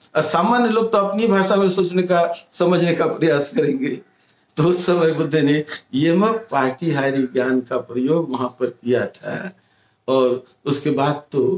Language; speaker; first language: Hindi; non-native, local second language; Marathi